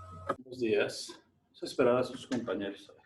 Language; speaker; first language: Spanish; native; Spanish